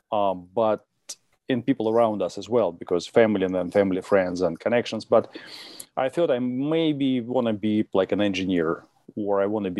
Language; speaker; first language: English; non-native, fluent; Russian